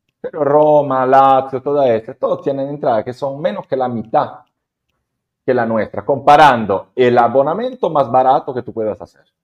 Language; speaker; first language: Spanish; non-native, fluent; Italian